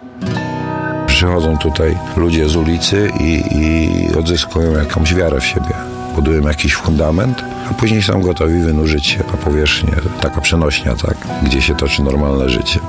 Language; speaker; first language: Polish; native; Polish